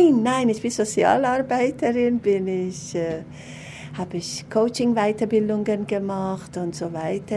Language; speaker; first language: German; non-native, fluent; Persian